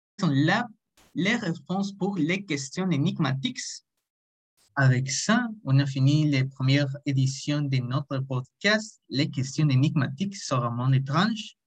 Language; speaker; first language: French; non-native, learner; Spanish